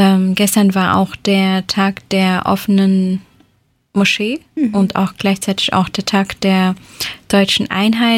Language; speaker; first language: German; early bilingual, other home language; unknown